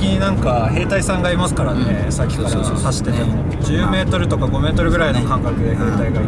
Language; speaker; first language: Japanese; native; Japanese